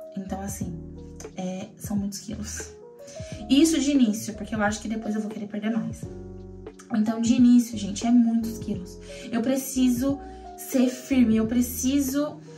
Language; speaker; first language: Portuguese; native; Portuguese